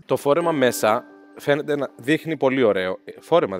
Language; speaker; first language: Greek; native; Greek